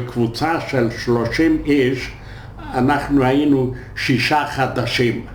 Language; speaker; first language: Hebrew; non-native, fluent; Yiddish